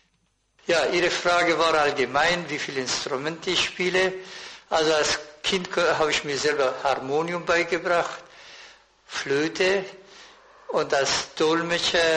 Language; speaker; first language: German; non-native, fluent; Persian